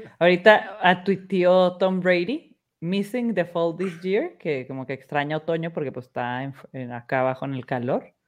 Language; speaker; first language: Spanish; early bilingual, heritage; Spanish